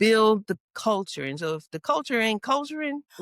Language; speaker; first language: English; native; English